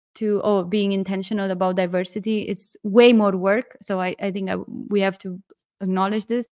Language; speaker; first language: English; non-native, fluent; Romanian